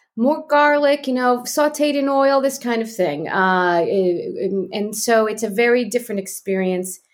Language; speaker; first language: English; native; English